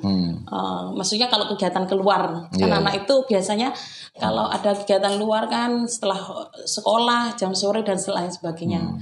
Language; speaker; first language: Indonesian; non-native, local second language; Javanese